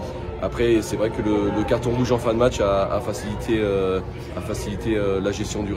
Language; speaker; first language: French; native; French